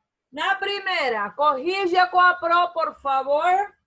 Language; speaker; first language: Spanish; non-native, learner; Portuguese